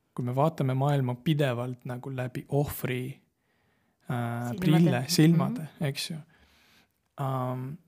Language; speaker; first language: Estonian; non-native, local second language; Russian